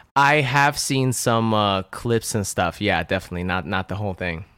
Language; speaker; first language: English; non-native, fluent; Russian